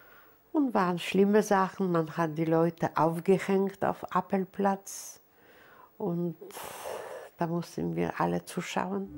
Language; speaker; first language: German; non-native, learner; Polish